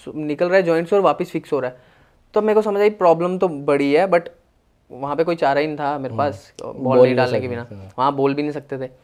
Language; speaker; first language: Hindi; native; Hindi